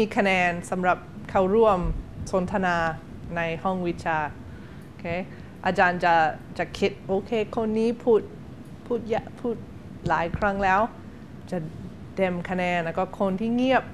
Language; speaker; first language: Thai; non-native, learner; English